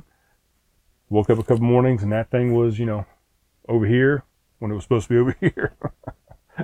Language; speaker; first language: English; native; English